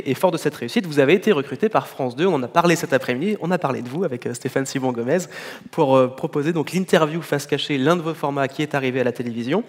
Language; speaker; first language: French; native; French